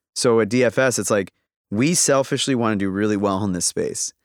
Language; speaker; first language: English; native; English